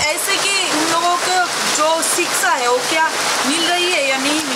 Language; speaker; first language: Hindi; non-native, local second language; Bangla